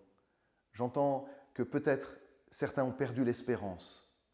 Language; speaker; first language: French; native; French